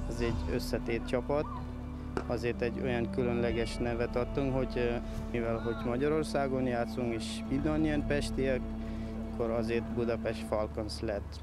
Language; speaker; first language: Hungarian; non-native, fluent; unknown